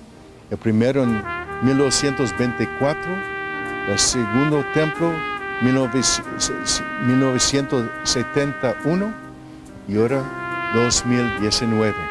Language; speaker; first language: Spanish; non-native, fluent; English